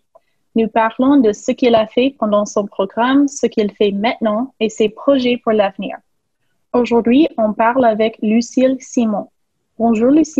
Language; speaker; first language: French; non-native, fluent; English